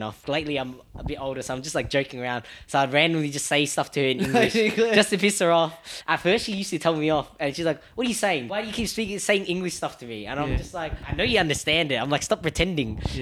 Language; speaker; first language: English; non-native, local second language; Vietnamese